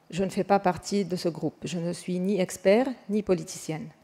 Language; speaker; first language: French; non-native, fluent; Arabic